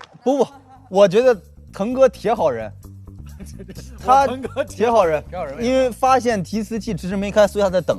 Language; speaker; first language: Chinese; native; Chinese